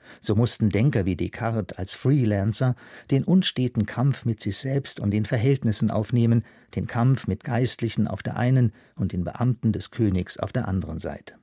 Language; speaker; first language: German; native; German